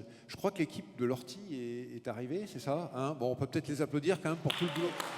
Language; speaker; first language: French; native; French